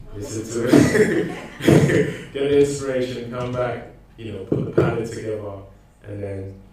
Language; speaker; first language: English; non-native, local second language; Akan